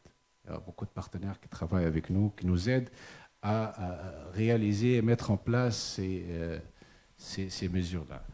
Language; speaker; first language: French; non-native, local second language; Arabic